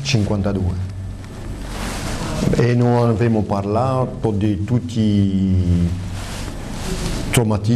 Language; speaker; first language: Italian; early bilingual, heritage; French